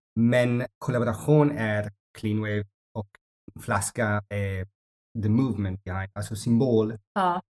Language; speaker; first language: Swedish; non-native, learner; Amharic